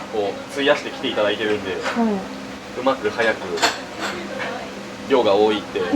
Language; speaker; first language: Japanese; native; Japanese